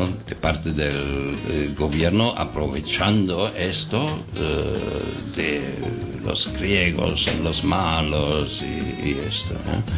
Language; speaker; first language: Spanish; non-native, fluent; German